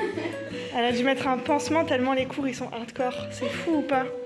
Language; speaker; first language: French; native; French